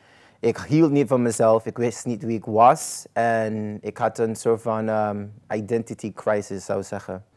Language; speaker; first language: Dutch; non-native, local second language; Papiamento